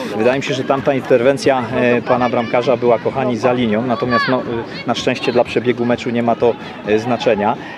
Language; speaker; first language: Polish; native; Polish